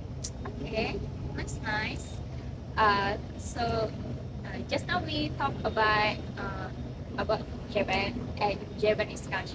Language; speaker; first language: English; non-native, learner; Indonesian